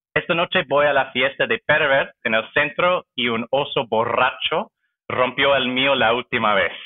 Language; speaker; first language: Spanish; non-native, fluent; English